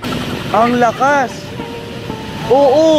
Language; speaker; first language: Filipino; native; Filipino